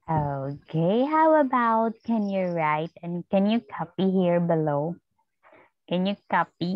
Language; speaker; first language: English; non-native, fluent; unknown